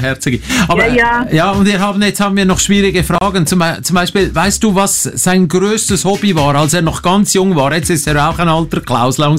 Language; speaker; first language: German; native; German